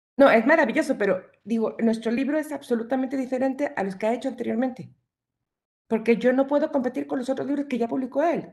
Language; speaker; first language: Spanish; native; Spanish